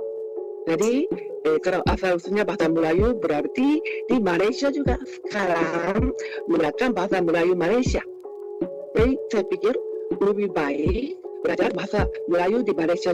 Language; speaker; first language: Indonesian; non-native, fluent; Japanese